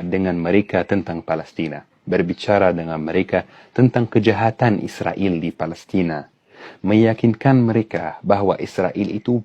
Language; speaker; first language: Indonesian; non-native, fluent; Arabic